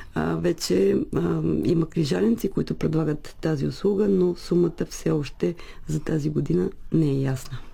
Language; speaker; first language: Bulgarian; native; Bulgarian